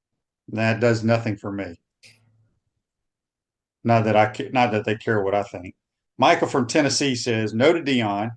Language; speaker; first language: English; native; English